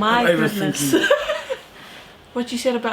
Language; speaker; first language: English; native; English